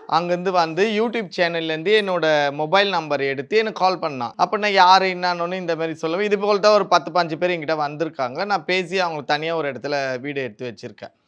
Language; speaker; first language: Tamil; native; Tamil